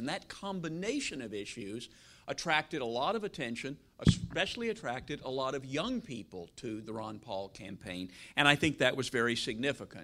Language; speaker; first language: English; native; English